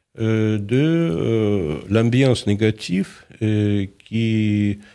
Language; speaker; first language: French; non-native, fluent; Russian